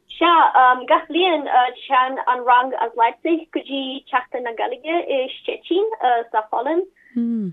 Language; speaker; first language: Irish; non-native, learner; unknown